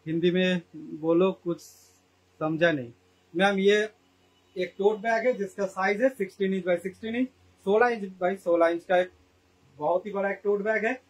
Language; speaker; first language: Hindi; non-native, local second language; Bangla